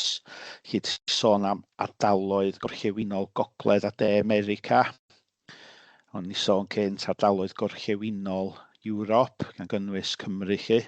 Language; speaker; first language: Welsh; native; Welsh